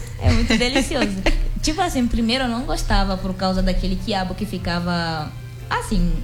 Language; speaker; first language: Portuguese; non-native, local second language; Upper Guinea Crioulo